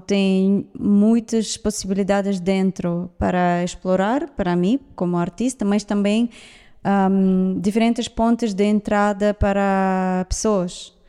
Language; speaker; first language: Portuguese; non-native, fluent; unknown